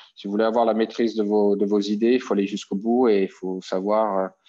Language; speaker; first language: French; native; French